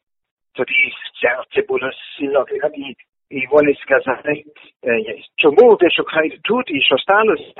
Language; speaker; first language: Ukrainian; non-native, learner; German